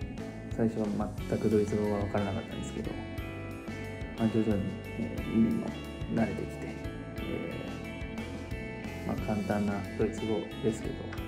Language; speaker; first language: Japanese; native; Japanese